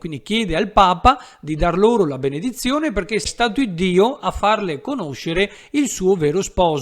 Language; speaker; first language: Italian; native; Italian